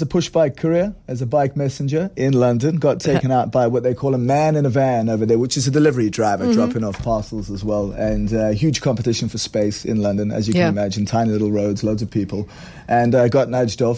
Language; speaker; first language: English; native; English